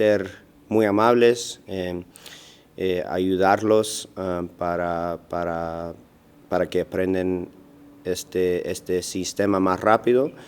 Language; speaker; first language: Spanish; early bilingual, heritage; Spanish